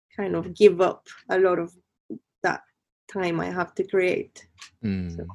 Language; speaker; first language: English; non-native, fluent; Spanish